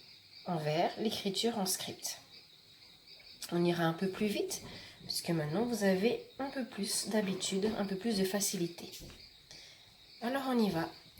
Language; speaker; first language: French; native; French